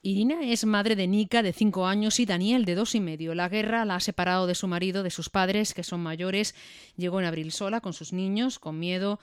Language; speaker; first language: Spanish; native; Spanish